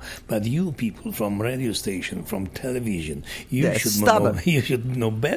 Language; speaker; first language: English; non-native, fluent; Polish